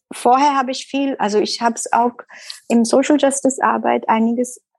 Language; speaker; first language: German; non-native, learner; Tamil